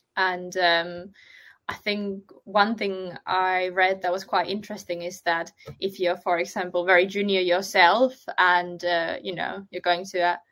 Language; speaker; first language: English; non-native, fluent; Finnish